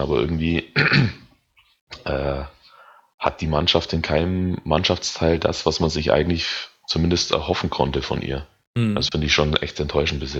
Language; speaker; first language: German; native; German